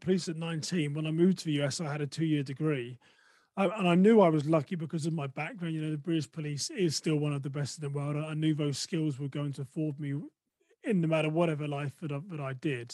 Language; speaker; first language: English; native; English